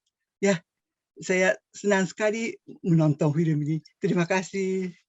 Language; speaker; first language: Indonesian; non-native, fluent; Japanese